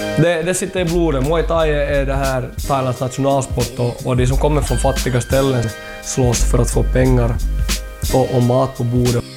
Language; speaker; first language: Swedish; early bilingual, other home language; Thai